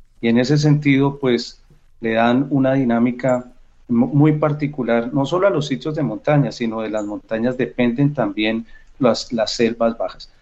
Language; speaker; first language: Spanish; native; Spanish